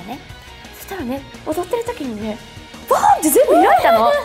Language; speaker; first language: Japanese; native; Japanese